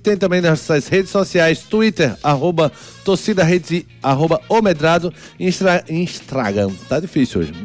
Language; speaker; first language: Portuguese; native; Portuguese